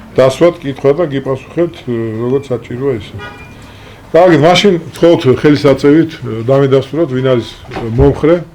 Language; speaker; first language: Georgian; non-native, local second language; Azerbaijani